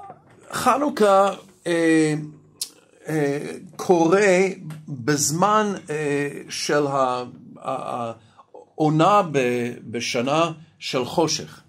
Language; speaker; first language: Hebrew; non-native, fluent; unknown